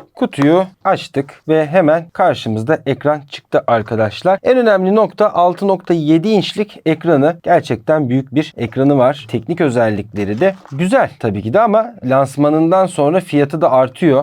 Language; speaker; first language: Turkish; native; Turkish